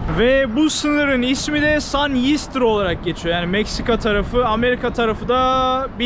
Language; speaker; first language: Turkish; native; Turkish